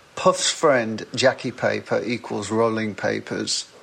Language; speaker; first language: English; native; English